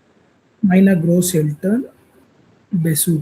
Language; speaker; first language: German; non-native, learner; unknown